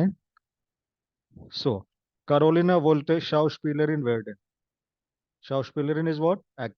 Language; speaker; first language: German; non-native, fluent; Hindi